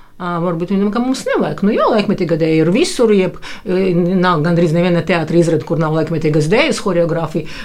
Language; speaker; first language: Latvian; non-native, local second language; Russian